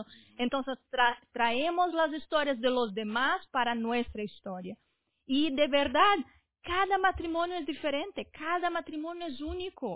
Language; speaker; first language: Spanish; non-native, fluent; Portuguese